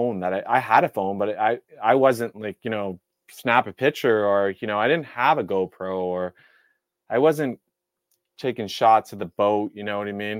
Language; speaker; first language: English; native; English